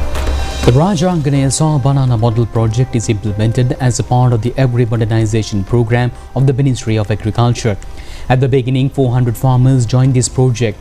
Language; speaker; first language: English; non-native, local second language; Sinhala